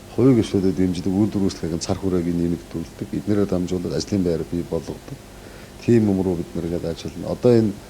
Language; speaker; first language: Mongolian; native; Mongolian